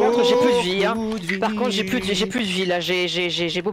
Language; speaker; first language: French; native; French